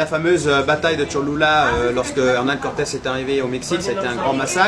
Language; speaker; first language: French; native; French